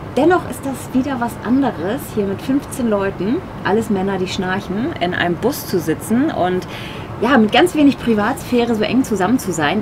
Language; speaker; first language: German; native; German